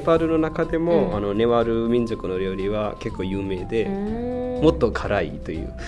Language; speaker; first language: Japanese; non-native, fluent; Newari